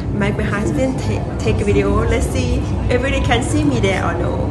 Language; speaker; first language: English; non-native, learner; Thai